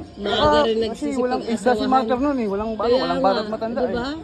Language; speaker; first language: Filipino; native; Filipino